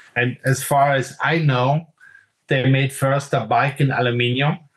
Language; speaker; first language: English; non-native, fluent; German